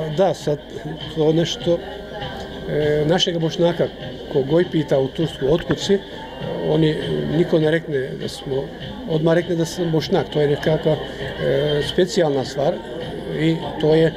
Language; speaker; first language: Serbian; early bilingual, heritage; Croatian